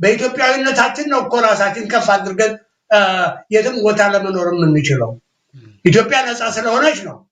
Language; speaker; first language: Amharic; native; Amharic